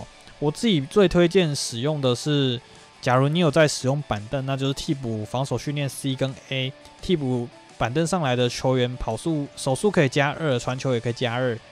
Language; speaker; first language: Chinese; native; Chinese